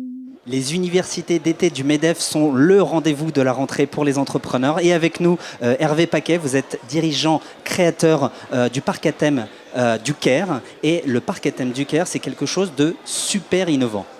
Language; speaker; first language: French; native; French